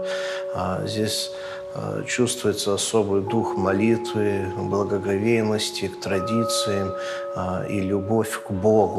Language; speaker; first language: Russian; early bilingual, heritage; English